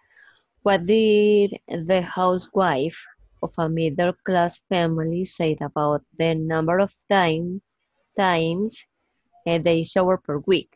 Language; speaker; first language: English; non-native, learner; Spanish